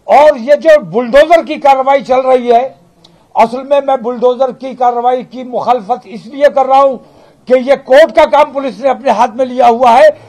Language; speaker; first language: Hindi; native; Hindi